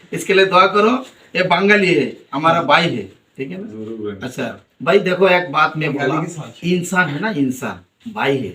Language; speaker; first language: Hindi; non-native, learner; Bangla